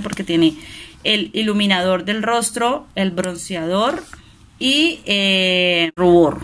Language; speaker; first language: Spanish; native; Spanish